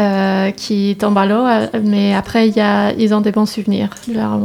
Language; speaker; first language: French; non-native, learner; English